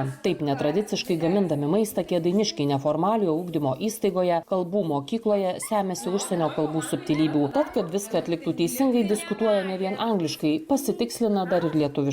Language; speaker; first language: Lithuanian; native; Lithuanian